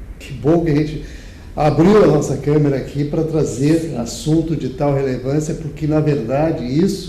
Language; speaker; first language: Portuguese; native; Portuguese